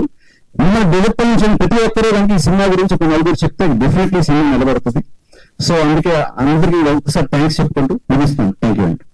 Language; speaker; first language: Telugu; native; Telugu